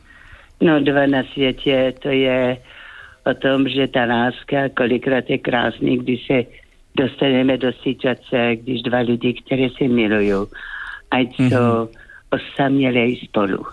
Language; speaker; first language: Czech; non-native, fluent; French